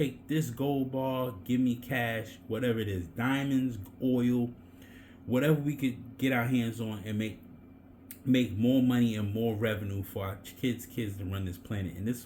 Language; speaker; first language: English; native; English